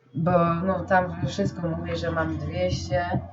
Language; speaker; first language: Polish; native; Polish